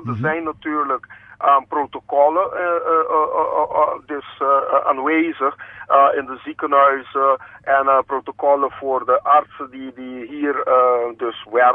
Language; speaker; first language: Dutch; non-native, local second language; Papiamento